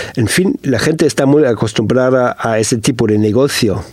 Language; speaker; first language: Spanish; non-native, fluent; German